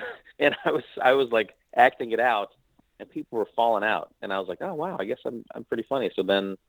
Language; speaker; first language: English; native; English